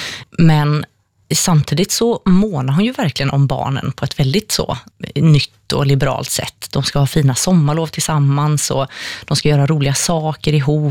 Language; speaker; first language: Swedish; native; Swedish